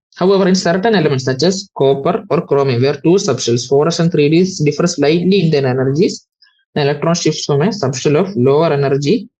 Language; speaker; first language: English; non-native, local second language; Malayalam